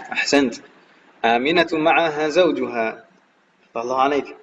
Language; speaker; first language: Arabic; non-native, fluent; Indonesian